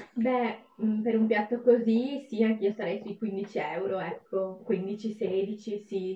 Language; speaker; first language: Italian; native; Italian